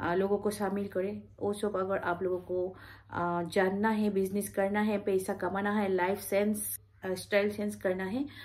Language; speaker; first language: Hindi; non-native, local second language; Bangla